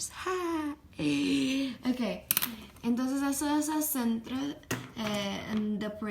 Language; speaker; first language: Spanish; non-native, learner; English